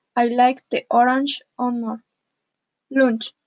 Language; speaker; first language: English; non-native, learner; Spanish